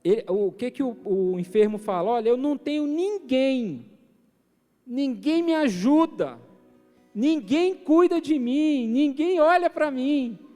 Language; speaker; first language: Portuguese; native; Portuguese